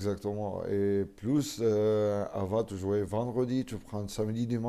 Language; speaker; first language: French; non-native, learner; Arabic